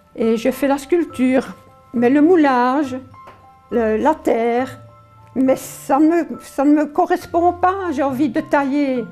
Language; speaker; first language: French; early bilingual, other home language; Polish